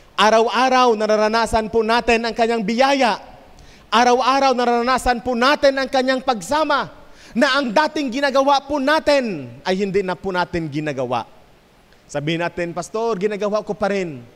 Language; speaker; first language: Filipino; non-native, local second language; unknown